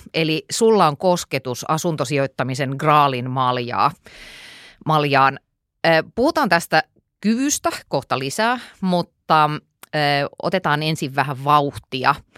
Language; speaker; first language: Finnish; native; Finnish